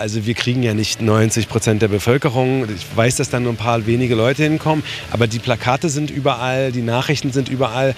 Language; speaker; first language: German; native; German